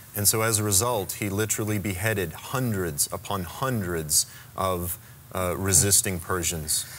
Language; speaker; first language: English; native; English